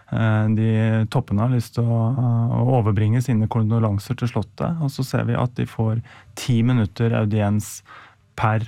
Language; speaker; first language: Norwegian; native; Norwegian